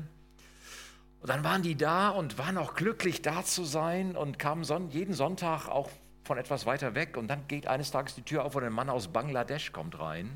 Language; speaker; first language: German; native; German